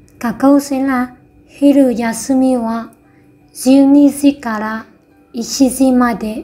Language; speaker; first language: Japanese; non-native, fluent; Vietnamese